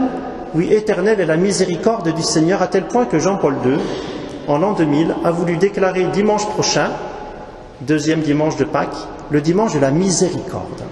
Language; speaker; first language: French; native; French